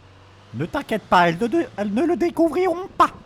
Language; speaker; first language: French; native; French